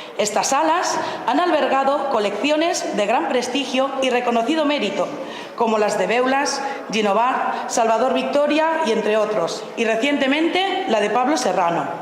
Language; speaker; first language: Spanish; non-native, local second language; Catalan